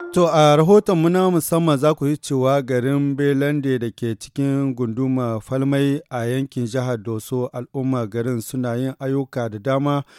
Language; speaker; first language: Hausa; native; Hausa